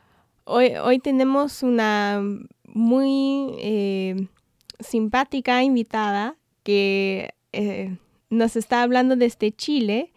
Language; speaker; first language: Spanish; non-native, fluent; English